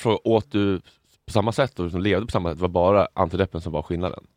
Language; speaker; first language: Swedish; native; Swedish